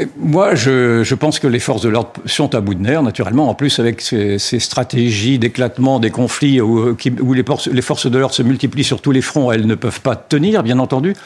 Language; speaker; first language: French; native; French